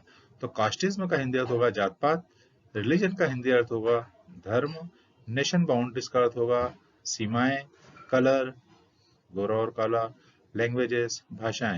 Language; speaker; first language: Hindi; native; Hindi